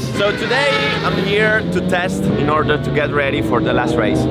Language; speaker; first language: English; non-native, fluent; Italian